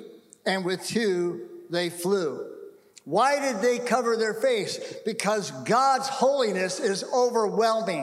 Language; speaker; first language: English; native; English